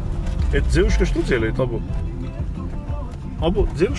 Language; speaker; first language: Russian; non-native, learner; Armenian